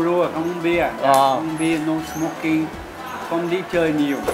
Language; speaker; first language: Vietnamese; non-native, learner; Portuguese